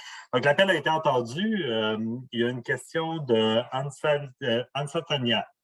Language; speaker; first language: French; native; French